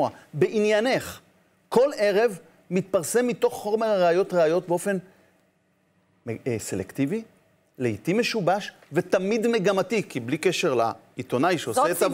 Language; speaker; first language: Hebrew; native; Hebrew